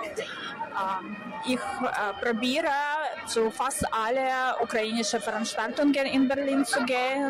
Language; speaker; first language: German; non-native, fluent; Ukrainian